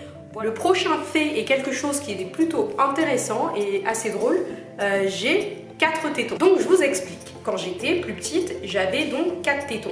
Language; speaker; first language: French; native; French